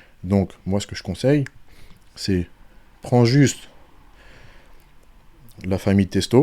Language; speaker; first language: French; native; French